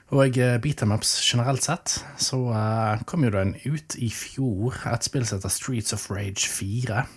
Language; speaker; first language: Norwegian; native; Norwegian